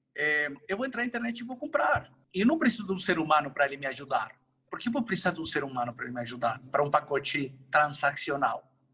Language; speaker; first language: Portuguese; non-native, fluent; Spanish